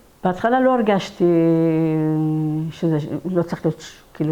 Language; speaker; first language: Hebrew; non-native, fluent; Persian